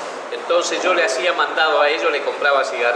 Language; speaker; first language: Spanish; native; Spanish